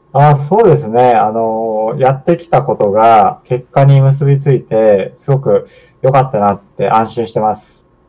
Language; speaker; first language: Japanese; native; Japanese